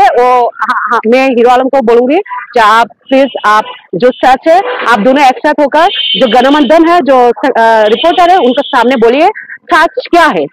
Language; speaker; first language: Hindi; non-native, learner; Bangla